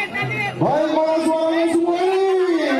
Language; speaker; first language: Indonesian; native; Indonesian